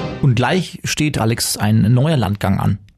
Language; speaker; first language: German; native; German